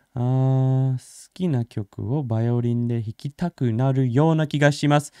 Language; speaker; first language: Japanese; non-native, fluent; English